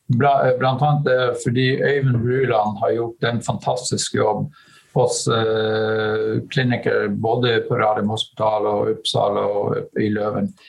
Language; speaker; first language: Norwegian; non-native, fluent; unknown